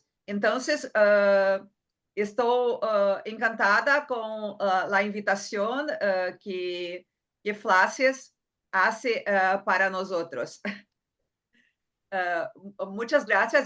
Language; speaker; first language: Spanish; non-native, learner; Portuguese